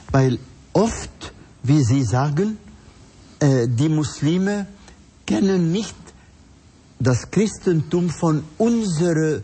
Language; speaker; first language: German; non-native, fluent; Arabic